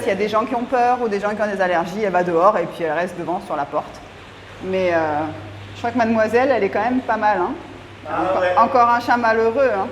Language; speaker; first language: French; native; French